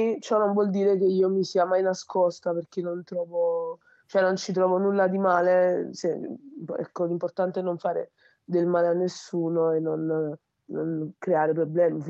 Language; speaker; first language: Italian; early bilingual, other home language; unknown